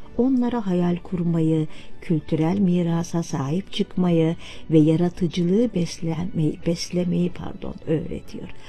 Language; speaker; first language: Turkish; native; Turkish